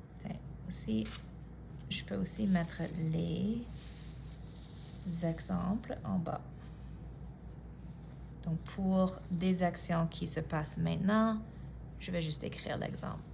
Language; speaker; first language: French; non-native, fluent; English